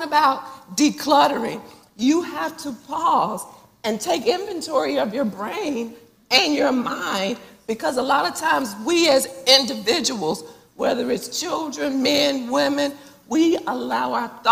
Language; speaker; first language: English; native; English